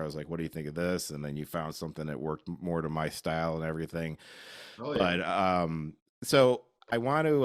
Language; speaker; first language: English; native; English